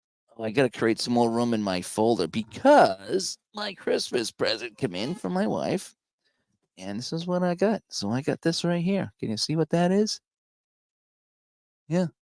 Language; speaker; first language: English; native; English